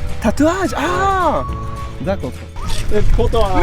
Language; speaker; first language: French; non-native, learner; Japanese